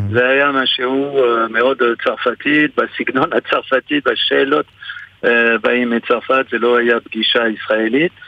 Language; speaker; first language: Hebrew; non-native, fluent; French